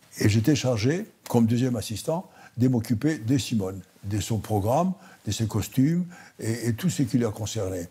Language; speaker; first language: French; non-native, fluent; Greek